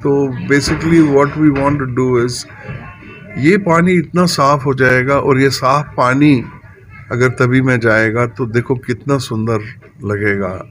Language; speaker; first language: Hindi; non-native, local second language; Kashmiri